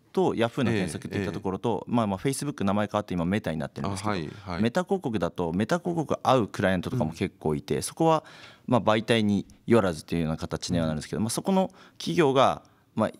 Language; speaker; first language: Japanese; native; Japanese